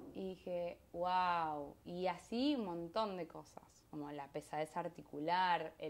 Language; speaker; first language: Spanish; native; Spanish